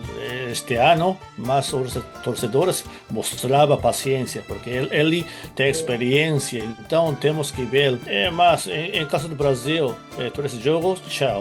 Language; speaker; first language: Portuguese; non-native, fluent; Japanese